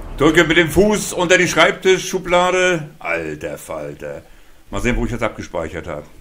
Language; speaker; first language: German; native; German